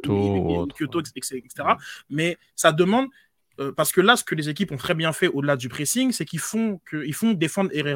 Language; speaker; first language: French; native; French